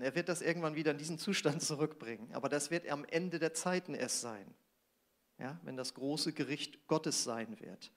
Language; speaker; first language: German; native; German